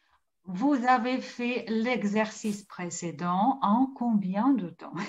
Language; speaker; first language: French; non-native, fluent; Russian